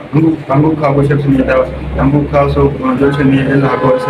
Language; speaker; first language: Korean; non-native, learner; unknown